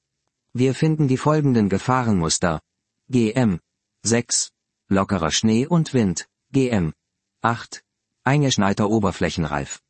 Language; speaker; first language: German; native; German